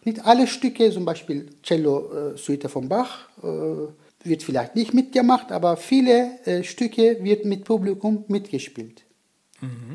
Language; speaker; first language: German; non-native, learner; Turkish